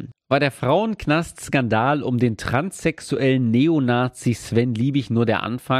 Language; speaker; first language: German; native; German